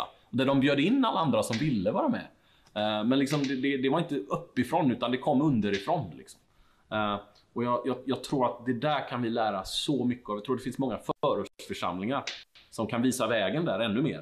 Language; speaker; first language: Swedish; native; Swedish